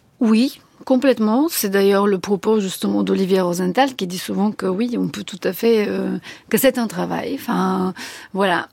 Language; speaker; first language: French; non-native, fluent; Bulgarian